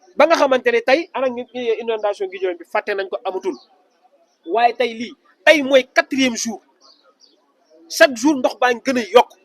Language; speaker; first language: Wolof; non-native, local second language; Soninke